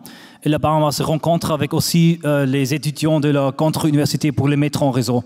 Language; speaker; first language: French; non-native, fluent; German